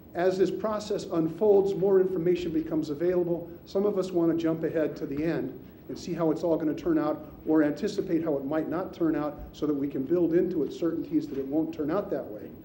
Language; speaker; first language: English; native; English